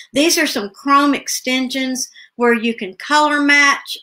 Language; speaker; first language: English; native; English